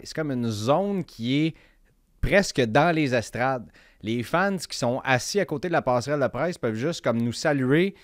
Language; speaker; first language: French; native; French